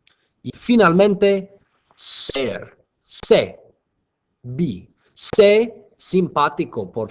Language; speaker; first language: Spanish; non-native, fluent; English